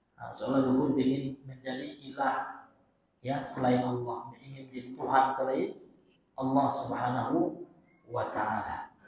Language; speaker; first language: Indonesian; non-native, local second language; Minangkabau